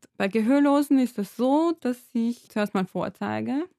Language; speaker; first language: German; non-native, fluent; Serbian